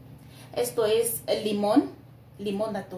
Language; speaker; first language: Spanish; non-native, learner; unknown